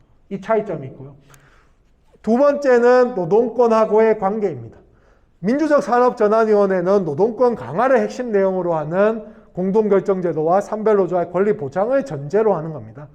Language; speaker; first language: Korean; native; Korean